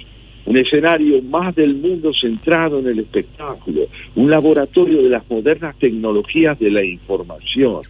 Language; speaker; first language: Spanish; native; Spanish